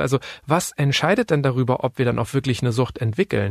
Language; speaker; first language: German; native; German